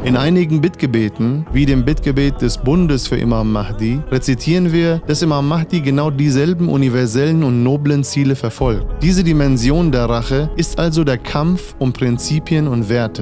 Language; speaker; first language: German; native; German